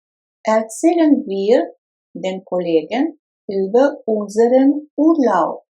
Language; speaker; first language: German; non-native, fluent; Russian